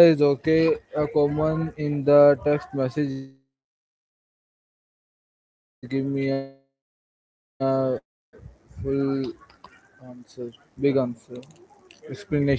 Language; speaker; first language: English; non-native, learner; Urdu